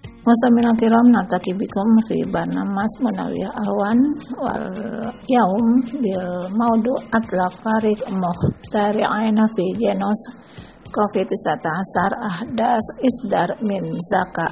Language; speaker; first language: Arabic; non-native, fluent; Indonesian